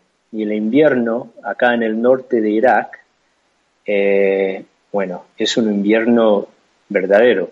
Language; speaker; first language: Spanish; non-native, fluent; English